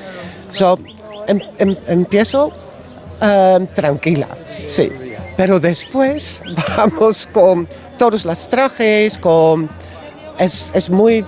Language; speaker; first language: Spanish; non-native, learner; Dutch